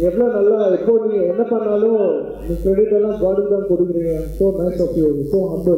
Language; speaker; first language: Tamil; non-native, local second language; Telugu